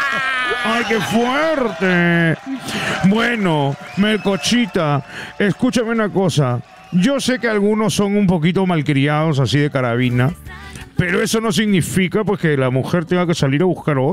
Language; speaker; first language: Spanish; native; Spanish